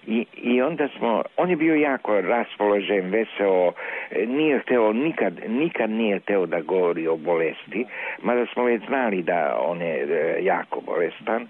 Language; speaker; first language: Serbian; non-native, local second language; Hungarian